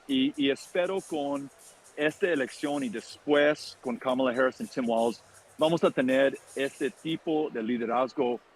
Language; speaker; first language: Spanish; non-native, fluent; English